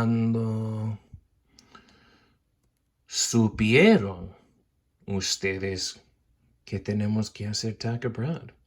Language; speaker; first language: Spanish; non-native, fluent; English